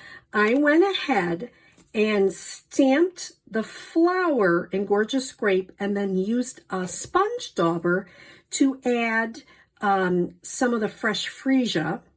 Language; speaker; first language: English; native; English